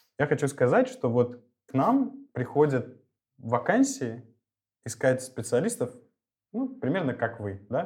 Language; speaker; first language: Russian; native; Russian